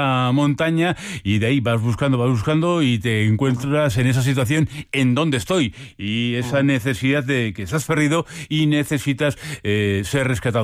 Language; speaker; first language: Spanish; native; Spanish